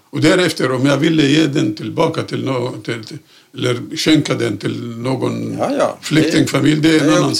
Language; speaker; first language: Swedish; non-native, fluent; Arabic